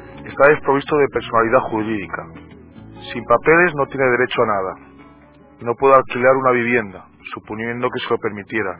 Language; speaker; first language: Spanish; native; Spanish